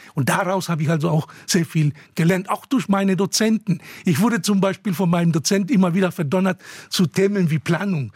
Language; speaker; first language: German; non-native, fluent; Spanish